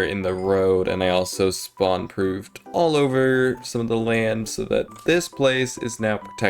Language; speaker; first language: English; native; English